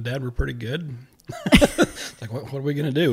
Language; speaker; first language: English; native; English